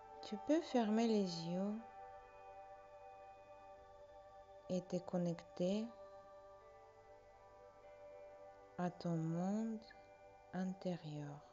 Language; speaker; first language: French; non-native, fluent; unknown